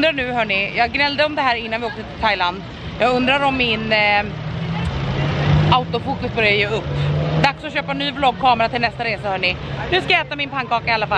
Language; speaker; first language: Swedish; native; Swedish